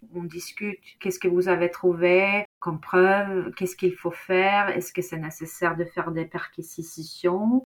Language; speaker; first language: French; non-native, fluent; Norwegian